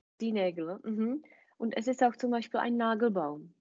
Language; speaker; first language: German; non-native, fluent; Czech